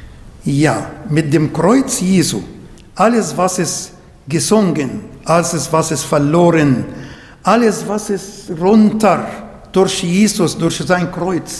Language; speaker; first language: German; non-native, fluent; Arabic